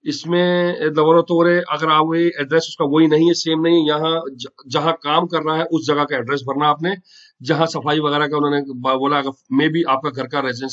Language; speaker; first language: Hindi; non-native, local second language; Punjabi